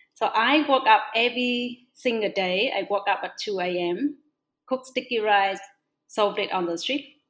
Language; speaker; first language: English; non-native, fluent; Vietnamese